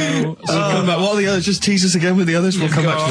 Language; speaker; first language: English; native; English